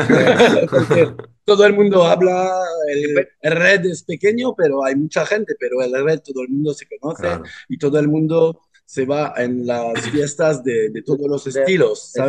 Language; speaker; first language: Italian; non-native, learner; Spanish